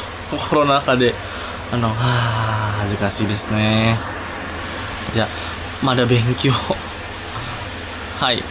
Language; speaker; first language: Japanese; non-native, learner; Indonesian